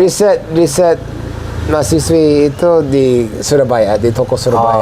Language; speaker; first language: Indonesian; non-native, fluent; English